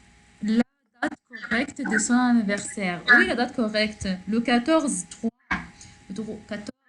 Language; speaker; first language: French; non-native, learner; Arabic